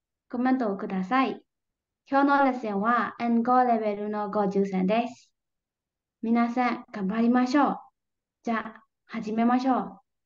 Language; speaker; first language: Japanese; non-native, learner; Burmese